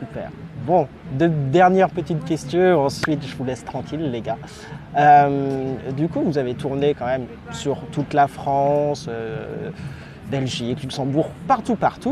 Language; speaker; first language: French; native; French